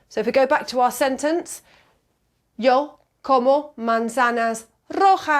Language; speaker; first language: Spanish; non-native, fluent; English